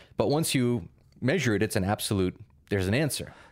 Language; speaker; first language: English; early bilingual, other home language; Russian